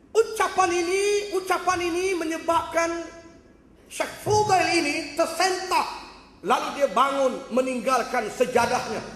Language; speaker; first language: Malay; native; Malay